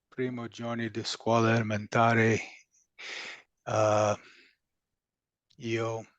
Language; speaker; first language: Italian; non-native, learner; English